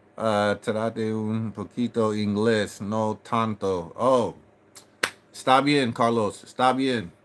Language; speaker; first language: Spanish; non-native, learner; English